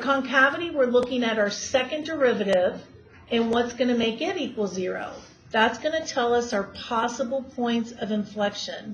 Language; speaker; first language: English; native; English